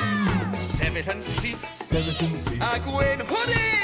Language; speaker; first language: Welsh; native; Welsh